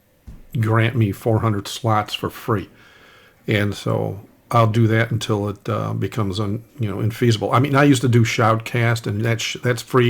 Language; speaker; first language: English; native; English